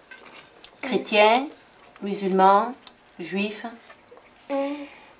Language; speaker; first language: French; native; French